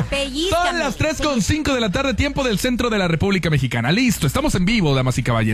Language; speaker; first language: Spanish; native; Spanish